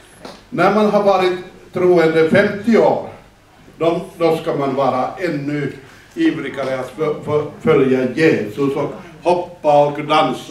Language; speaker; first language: Swedish; non-native, fluent; Finnish